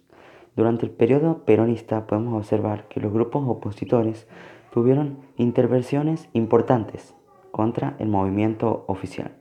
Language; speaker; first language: Spanish; native; Spanish